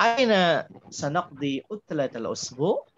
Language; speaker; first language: Arabic; non-native, fluent; Indonesian